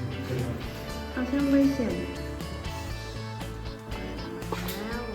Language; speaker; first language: Thai; native; Thai